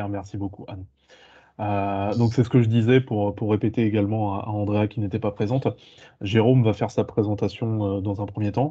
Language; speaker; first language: French; native; French